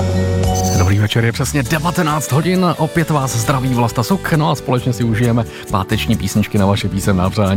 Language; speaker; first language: Czech; native; Czech